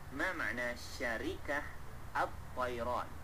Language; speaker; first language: Arabic; non-native, fluent; Malay